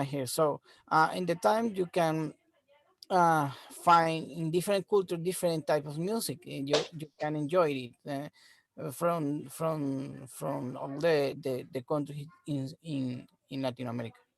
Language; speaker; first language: English; non-native, learner; Spanish